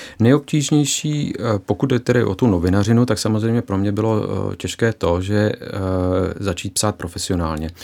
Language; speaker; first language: Czech; early bilingual, heritage; Czech